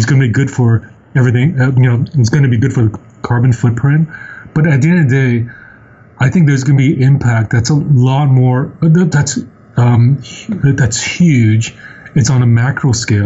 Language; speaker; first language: English; non-native, local second language; Cantonese